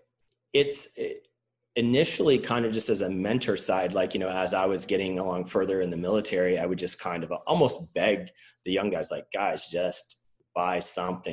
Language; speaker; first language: English; native; English